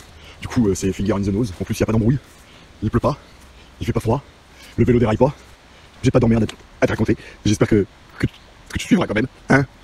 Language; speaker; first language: French; native; French